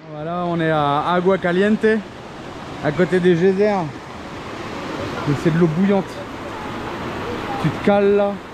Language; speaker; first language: French; native; French